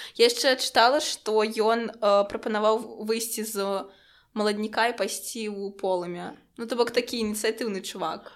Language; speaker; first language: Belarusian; non-native, local second language; Russian